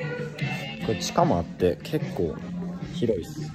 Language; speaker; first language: Japanese; native; Japanese